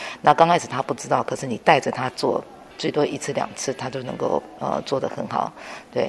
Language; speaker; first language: Chinese; native; Chinese